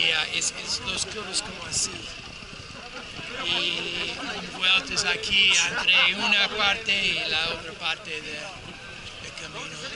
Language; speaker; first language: Spanish; non-native, learner; English